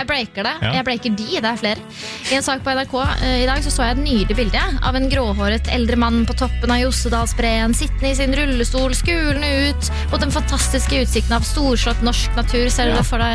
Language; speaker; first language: Norwegian; native; Norwegian